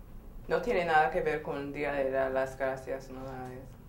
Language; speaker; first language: Spanish; non-native, fluent; English